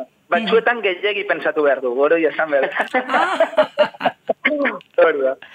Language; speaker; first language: Basque; non-native, learner; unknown